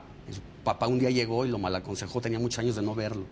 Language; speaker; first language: Spanish; native; Spanish